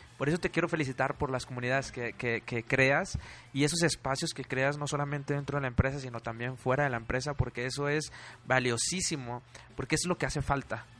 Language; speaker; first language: Spanish; native; Spanish